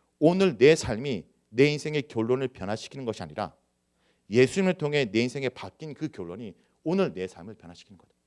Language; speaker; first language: Korean; native; Korean